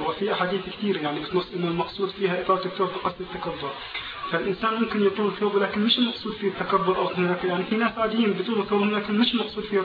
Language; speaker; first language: Arabic; native; Arabic